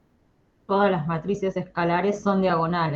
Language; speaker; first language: Spanish; native; Spanish